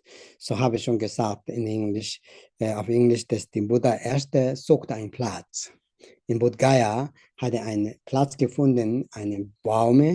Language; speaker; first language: German; non-native, learner; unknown